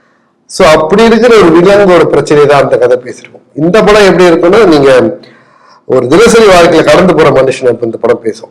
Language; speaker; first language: Tamil; native; Tamil